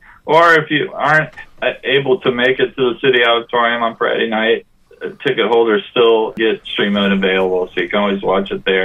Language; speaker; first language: English; native; English